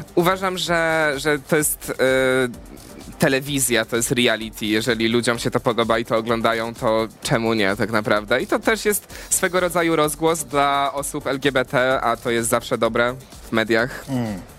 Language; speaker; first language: Polish; native; Polish